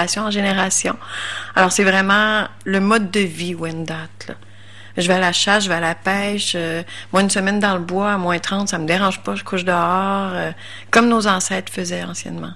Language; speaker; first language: French; native; French